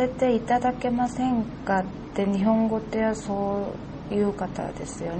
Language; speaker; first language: Japanese; non-native, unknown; Korean